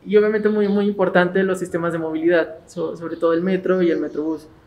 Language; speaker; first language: Spanish; native; Spanish